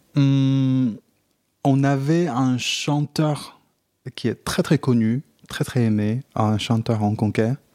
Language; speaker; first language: French; non-native, fluent; Chinese